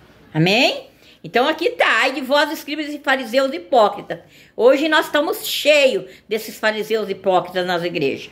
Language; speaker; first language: Portuguese; native; Portuguese